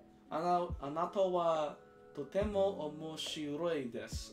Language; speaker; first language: Japanese; non-native, learner; English